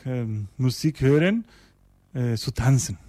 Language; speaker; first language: German; non-native, learner; Spanish